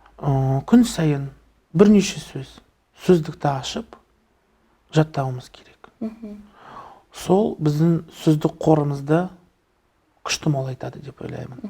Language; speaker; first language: Kazakh; non-native, local second language; Russian